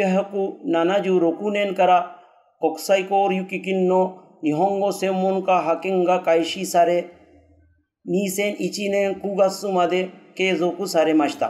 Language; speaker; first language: Japanese; non-native, fluent; Urdu